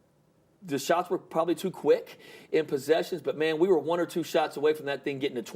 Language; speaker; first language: English; native; English